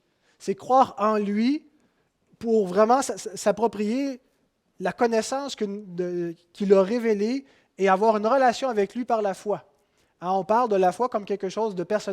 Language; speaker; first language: French; native; French